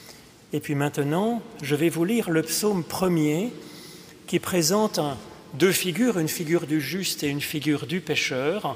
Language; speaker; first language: French; native; French